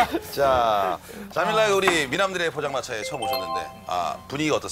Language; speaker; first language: Korean; native; Korean